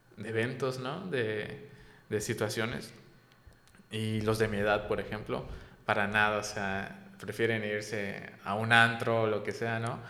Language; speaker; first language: Spanish; native; Spanish